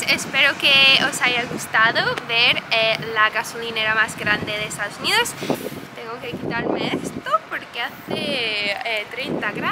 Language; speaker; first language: Spanish; non-native, fluent; English